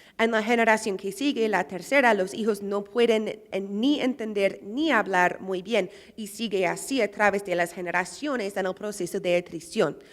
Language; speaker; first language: Spanish; non-native, fluent; English